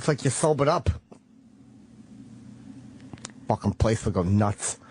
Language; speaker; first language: English; native; English